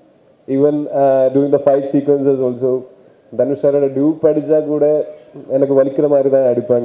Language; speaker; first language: Tamil; non-native, learner; Malayalam